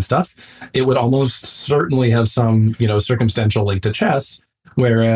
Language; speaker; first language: English; native; English